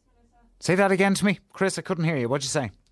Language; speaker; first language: English; native; English